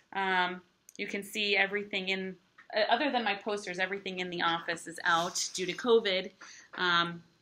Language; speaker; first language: English; native; English